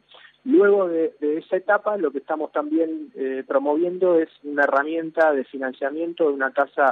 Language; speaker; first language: Spanish; native; Spanish